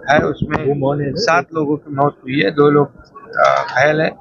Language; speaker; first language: Hindi; non-native, local second language; Marathi